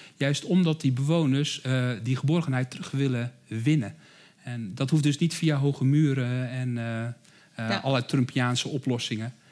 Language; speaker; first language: Dutch; native; Dutch